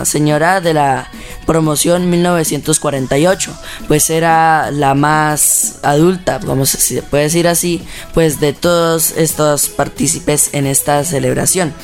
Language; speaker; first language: Spanish; native; Spanish